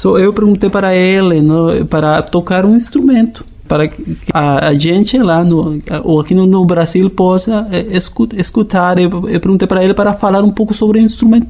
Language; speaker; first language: Portuguese; non-native, fluent; Spanish